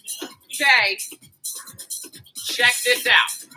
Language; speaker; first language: English; native; English